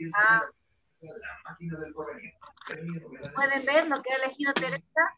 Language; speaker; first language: Spanish; native; Spanish